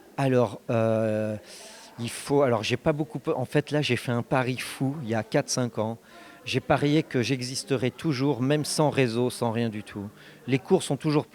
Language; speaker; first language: French; native; French